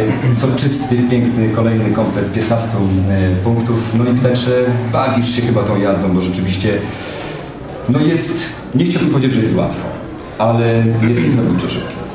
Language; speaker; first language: Polish; native; Polish